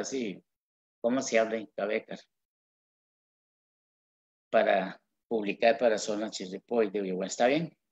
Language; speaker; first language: Spanish; non-native, local second language; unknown